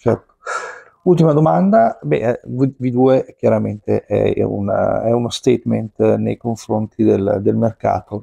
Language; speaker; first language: Italian; native; Italian